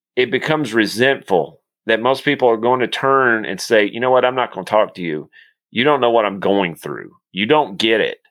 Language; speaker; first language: English; native; English